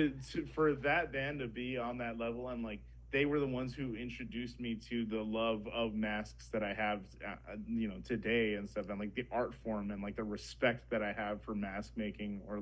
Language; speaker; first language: English; native; English